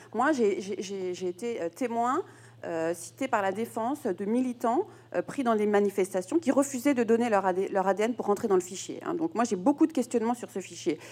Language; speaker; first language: French; native; French